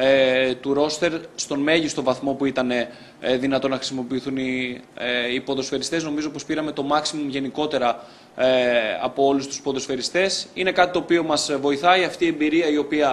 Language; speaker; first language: Greek; native; Greek